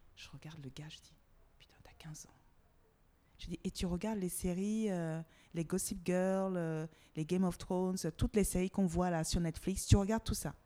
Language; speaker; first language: French; native; French